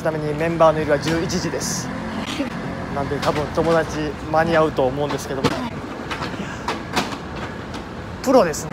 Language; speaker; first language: Japanese; native; Japanese